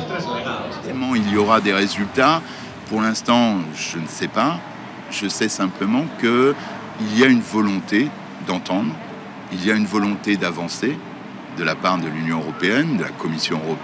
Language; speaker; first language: French; native; French